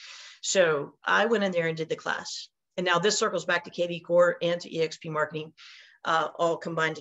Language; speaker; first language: English; native; English